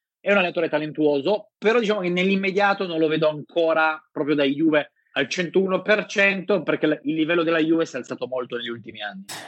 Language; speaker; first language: Italian; native; Italian